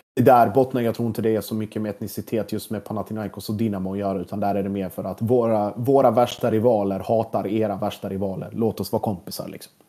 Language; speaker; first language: Swedish; early bilingual, other home language; Croatian